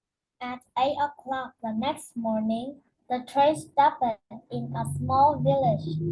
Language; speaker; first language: English; non-native, learner; Vietnamese